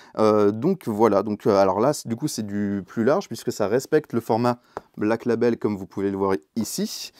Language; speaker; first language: French; native; French